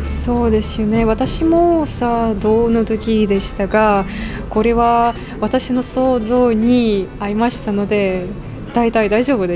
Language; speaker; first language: Japanese; non-native, fluent; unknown